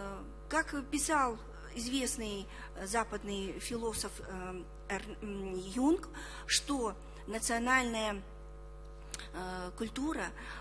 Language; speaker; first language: Russian; native; Russian